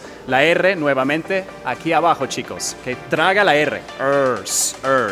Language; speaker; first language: Spanish; non-native, fluent; English